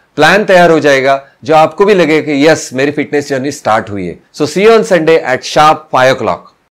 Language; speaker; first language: Hindi; non-native, local second language; Marathi